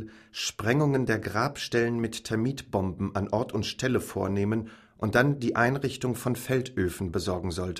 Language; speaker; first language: German; native; German